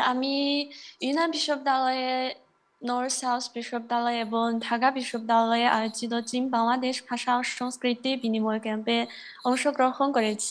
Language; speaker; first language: Bangla; non-native, learner; Chinese